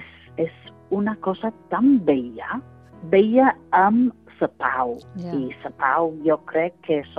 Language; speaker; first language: Catalan; non-native, fluent; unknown